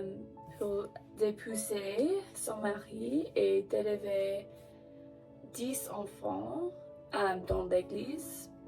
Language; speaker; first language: French; non-native, learner; English